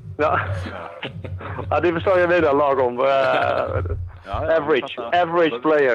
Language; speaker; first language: Swedish; non-native, fluent; Dutch